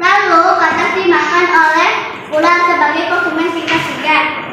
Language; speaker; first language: Indonesian; native; Indonesian